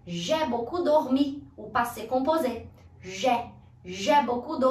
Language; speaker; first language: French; non-native, fluent; Portuguese